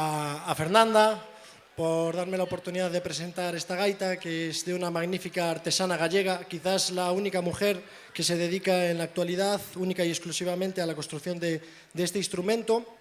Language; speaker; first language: Spanish; native; Spanish